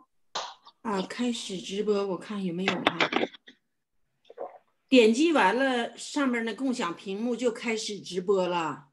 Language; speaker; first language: Chinese; native; Chinese